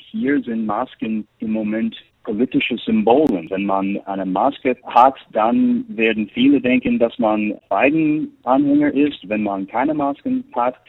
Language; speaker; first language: German; non-native, fluent; English